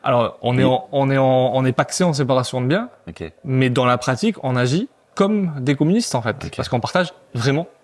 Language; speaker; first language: French; native; French